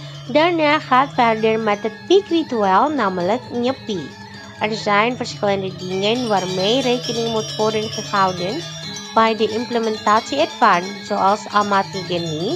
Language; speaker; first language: Dutch; non-native, fluent; Indonesian